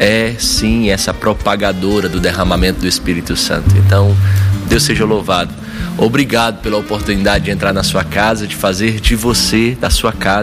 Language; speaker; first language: Portuguese; native; Portuguese